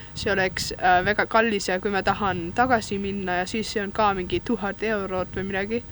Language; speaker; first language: Estonian; non-native, learner; German